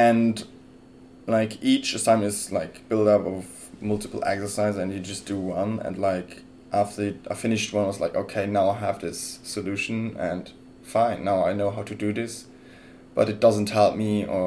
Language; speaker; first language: English; non-native, fluent; Luxembourgish